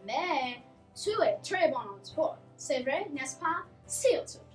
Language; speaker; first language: French; non-native, learner; English